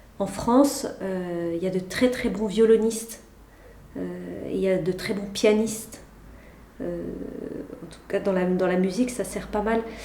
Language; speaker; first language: French; native; French